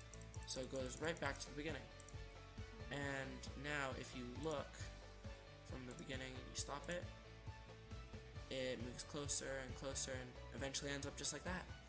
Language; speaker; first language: English; native; English